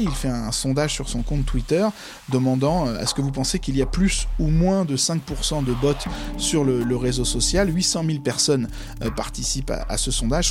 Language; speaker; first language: French; native; French